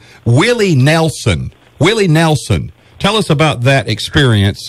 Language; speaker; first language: English; native; English